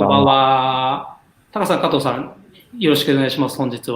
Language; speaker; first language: Japanese; native; Japanese